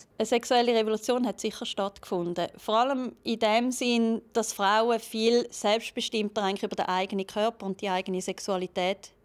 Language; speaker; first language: German; native; German